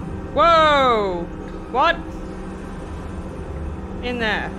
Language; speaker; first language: English; native; English